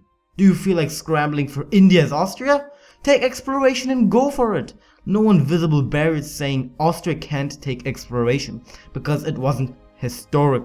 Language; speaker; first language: English; non-native, fluent; German